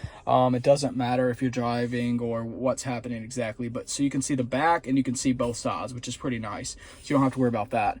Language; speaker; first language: English; native; English